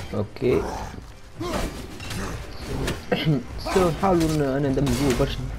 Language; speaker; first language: Arabic; native; Arabic